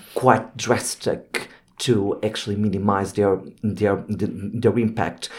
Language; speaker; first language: English; non-native, fluent; Portuguese